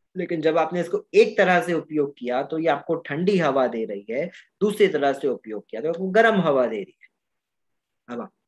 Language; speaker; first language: Hindi; native; Hindi